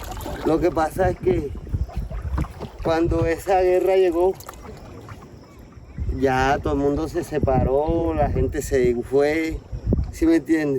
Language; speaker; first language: Spanish; native; Spanish